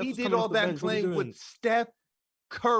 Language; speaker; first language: English; native; English